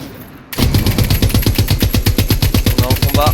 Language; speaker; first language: French; native; French